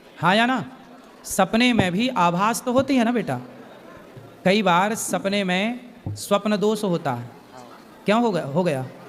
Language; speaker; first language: Hindi; native; Hindi